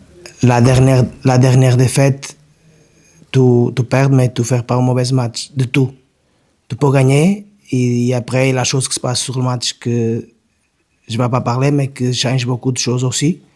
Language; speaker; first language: French; non-native, learner; Portuguese